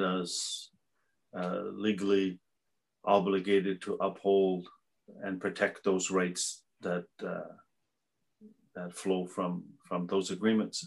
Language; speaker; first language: English; native; English